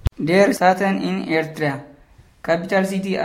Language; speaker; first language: German; non-native, learner; Tigrinya